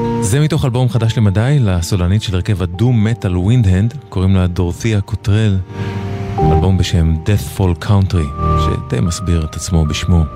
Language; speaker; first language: Hebrew; native; Hebrew